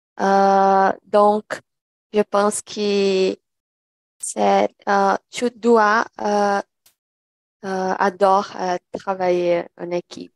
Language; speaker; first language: French; non-native, learner; Portuguese